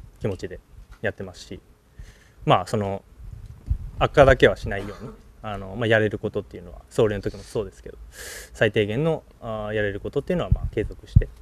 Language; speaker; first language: Japanese; native; Japanese